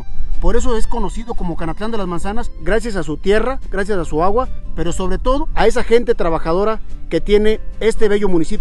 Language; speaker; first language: Spanish; native; Spanish